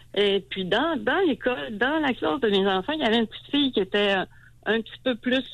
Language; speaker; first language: French; native; French